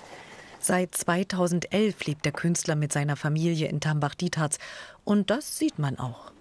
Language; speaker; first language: German; native; German